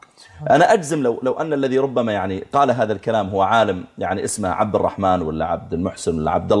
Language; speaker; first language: Arabic; native; Arabic